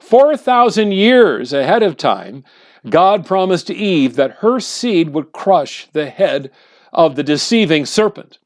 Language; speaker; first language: English; native; English